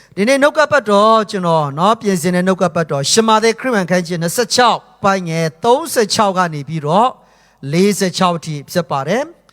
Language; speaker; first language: Burmese; non-native, local second language; Hakha Chin